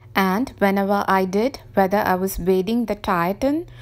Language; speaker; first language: English; non-native, local second language; Tamil